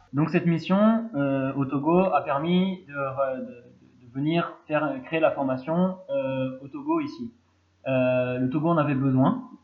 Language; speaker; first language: French; native; French